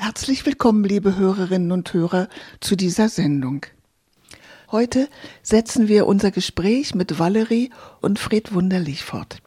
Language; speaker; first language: German; native; German